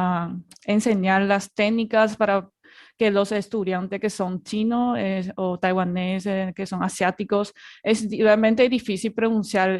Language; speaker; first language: Spanish; non-native, fluent; Chinese